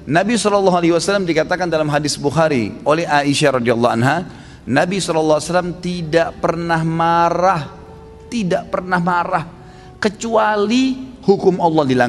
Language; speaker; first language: Indonesian; native; Indonesian